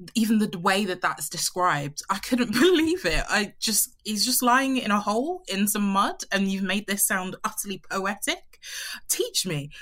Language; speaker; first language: English; early bilingual, other home language; Yoruba